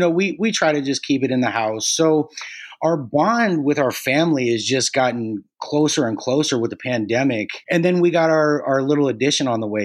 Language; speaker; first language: English; native; English